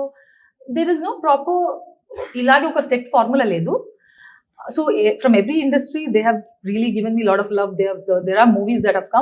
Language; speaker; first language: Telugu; non-native, local second language; Tulu